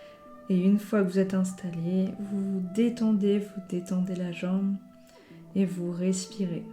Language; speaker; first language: French; native; French